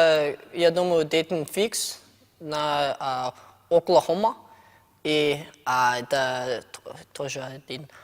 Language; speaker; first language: Russian; early bilingual, heritage; Russian